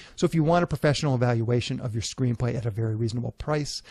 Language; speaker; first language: English; native; English